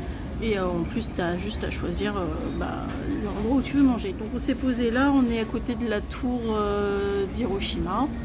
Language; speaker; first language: French; native; French